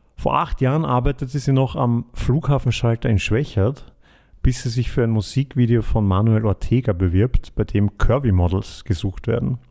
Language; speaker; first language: German; native; German